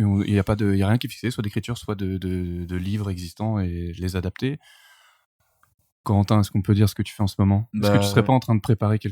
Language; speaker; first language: French; native; French